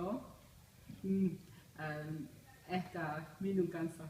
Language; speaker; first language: Finnish; non-native, learner; Chinese